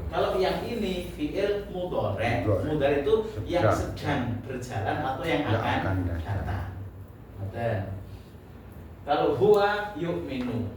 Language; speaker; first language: Indonesian; native; Indonesian